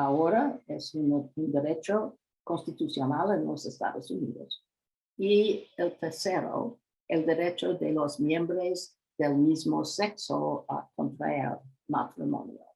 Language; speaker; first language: Spanish; non-native, learner; English